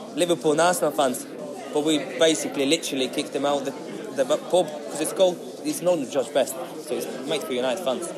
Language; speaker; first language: English; non-native, fluent; Ukrainian